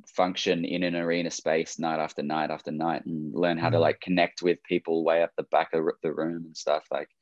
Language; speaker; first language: English; native; English